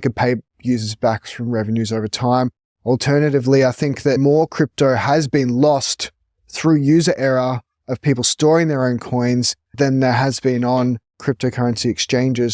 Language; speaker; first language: English; native; English